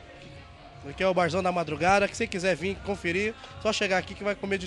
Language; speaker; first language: Portuguese; native; Portuguese